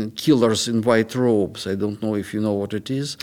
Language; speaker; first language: English; non-native, fluent; Russian